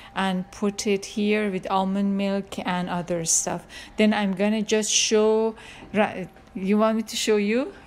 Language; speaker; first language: English; non-native, fluent; Persian